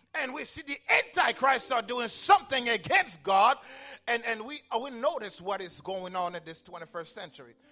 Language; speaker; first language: English; non-native, fluent; Haitian Creole